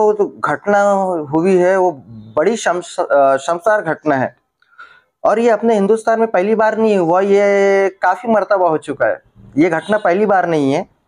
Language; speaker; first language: Hindi; native; Hindi